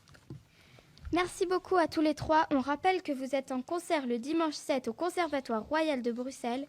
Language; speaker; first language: French; native; French